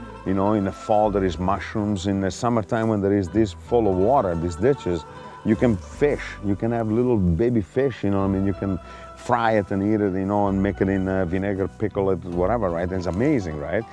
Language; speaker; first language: English; non-native, fluent; Italian